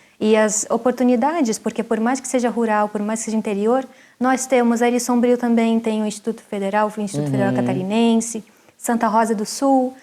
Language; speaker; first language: Portuguese; native; Portuguese